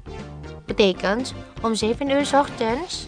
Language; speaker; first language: Dutch; non-native, fluent; Indonesian